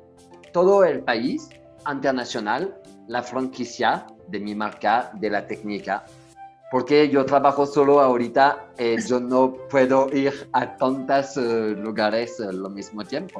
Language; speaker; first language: Spanish; non-native, learner; French